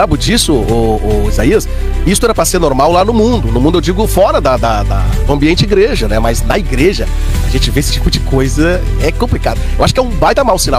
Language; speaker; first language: Portuguese; native; Portuguese